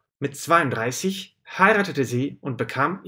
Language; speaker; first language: German; non-native, fluent; Russian